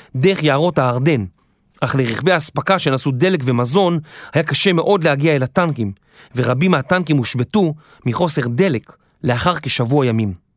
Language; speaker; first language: Hebrew; native; Hebrew